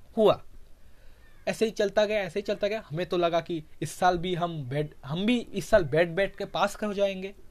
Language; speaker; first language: Hindi; non-native, local second language; Bangla